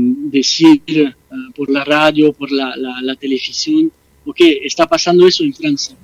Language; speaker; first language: Spanish; non-native, fluent; French